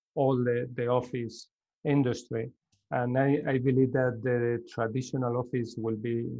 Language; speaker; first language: English; non-native, learner; Spanish